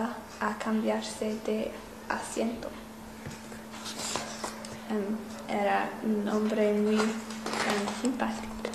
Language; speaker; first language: Spanish; non-native, learner; English